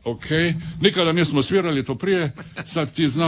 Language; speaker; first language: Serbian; early bilingual, heritage; Serbian